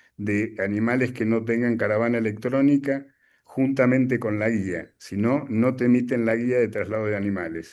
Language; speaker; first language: Spanish; native; Spanish